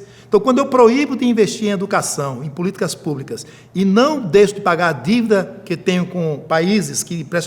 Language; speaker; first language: Portuguese; native; Portuguese